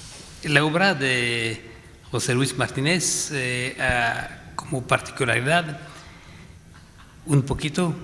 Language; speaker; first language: Spanish; non-native, fluent; French